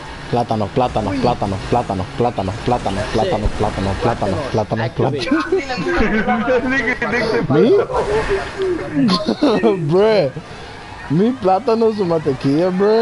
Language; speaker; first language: Spanish; early bilingual, heritage; Spanish